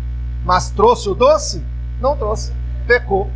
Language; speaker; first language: Portuguese; native; Portuguese